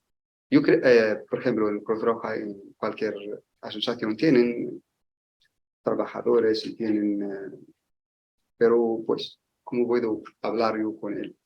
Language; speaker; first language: Spanish; non-native, learner; Arabic